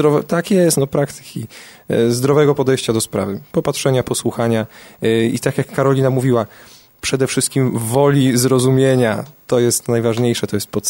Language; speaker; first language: Polish; native; Polish